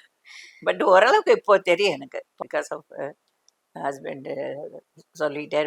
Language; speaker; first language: Tamil; non-native, local second language; Telugu